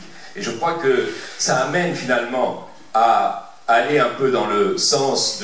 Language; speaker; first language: French; native; French